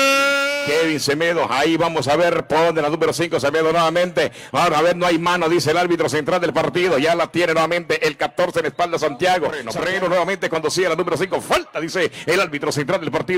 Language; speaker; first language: Spanish; native; Spanish